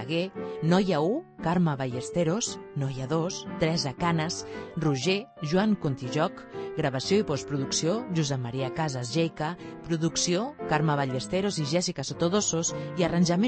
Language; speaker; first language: Catalan; native; Catalan